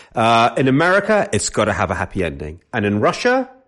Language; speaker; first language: English; native; English